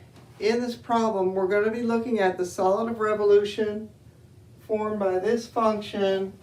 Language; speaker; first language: English; native; English